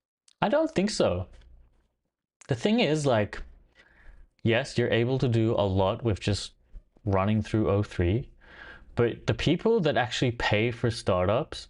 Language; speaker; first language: English; native; English